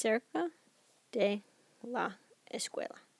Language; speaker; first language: Spanish; non-native, fluent; English